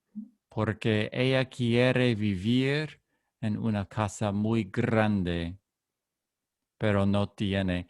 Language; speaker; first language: Spanish; non-native, learner; English